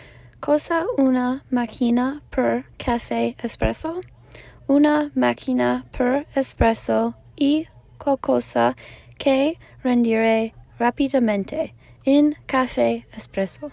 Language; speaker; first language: Italian; non-native, learner; English